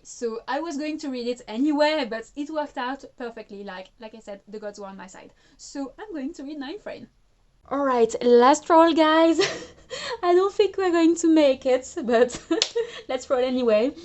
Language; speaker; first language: English; non-native, fluent; French